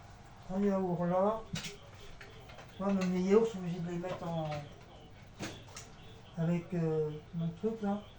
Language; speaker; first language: French; native; French